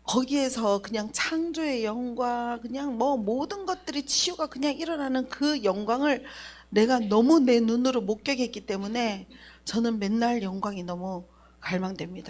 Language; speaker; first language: Korean; native; Korean